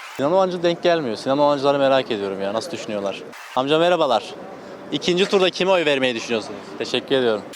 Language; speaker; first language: Turkish; native; Turkish